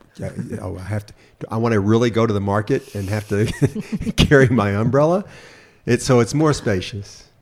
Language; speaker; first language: English; native; English